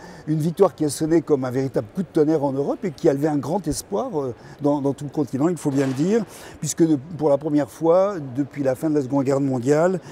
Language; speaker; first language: French; native; French